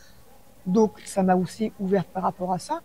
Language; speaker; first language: French; native; French